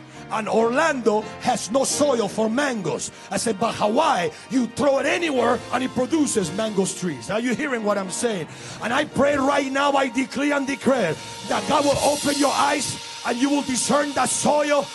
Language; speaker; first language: English; early bilingual, other home language; Spanish